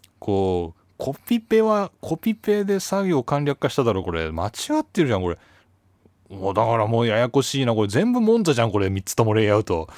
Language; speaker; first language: Japanese; native; Japanese